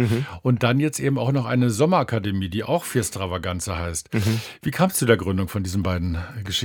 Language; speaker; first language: German; native; German